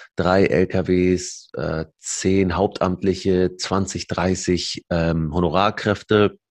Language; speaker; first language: German; early bilingual, other home language; Arabic